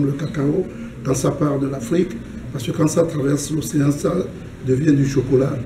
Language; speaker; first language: French; non-native, local second language; Ewe